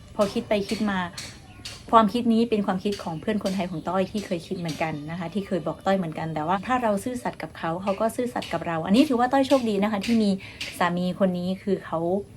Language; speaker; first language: Thai; native; Thai